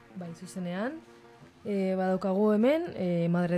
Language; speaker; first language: Basque; non-native, local second language; Spanish